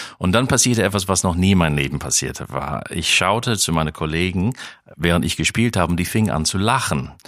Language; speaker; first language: German; non-native, fluent; English